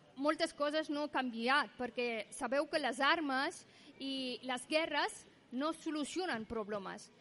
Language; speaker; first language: Catalan; non-native, fluent; Persian